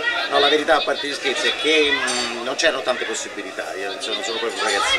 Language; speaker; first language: Italian; native; Italian